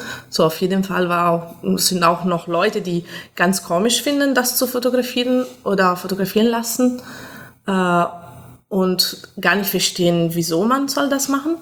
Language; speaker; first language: German; non-native, fluent; Italian